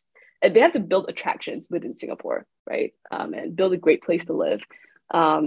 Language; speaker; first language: English; non-native, local second language; Chinese